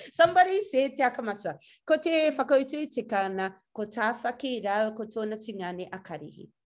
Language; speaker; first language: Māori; non-native, local second language; English